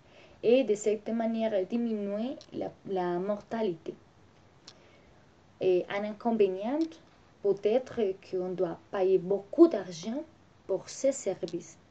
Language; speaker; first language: French; non-native, learner; Spanish